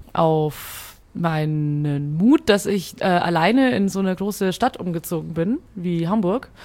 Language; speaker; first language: German; early bilingual, other home language; Hungarian